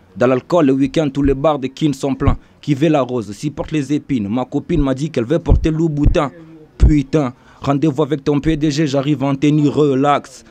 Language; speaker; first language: French; non-native, local second language; Lingala